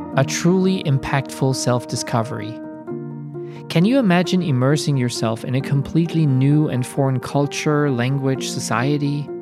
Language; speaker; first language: English; non-native, fluent; German